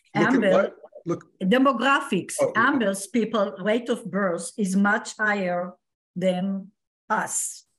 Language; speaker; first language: English; non-native, fluent; Hebrew